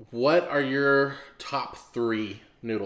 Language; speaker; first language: English; native; English